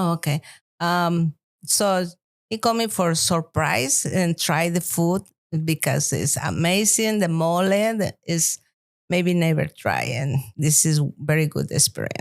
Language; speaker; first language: English; non-native, learner; Spanish